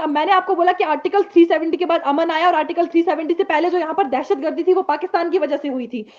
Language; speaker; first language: Hindi; non-native, local second language; Kashmiri